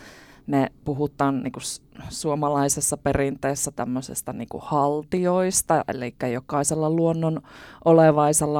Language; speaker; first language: Finnish; native; Finnish